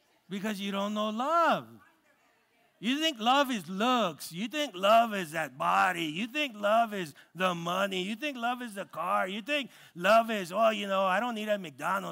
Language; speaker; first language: English; early bilingual, other home language; Spanish